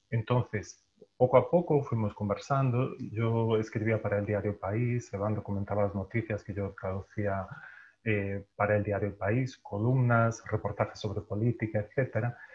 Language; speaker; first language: Spanish; native; Spanish